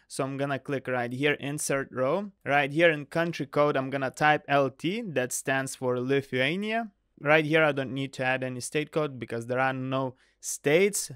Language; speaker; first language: English; non-native, fluent; Lithuanian